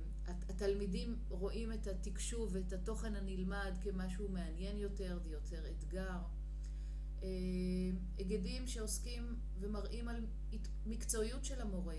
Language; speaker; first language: Hebrew; native; Hebrew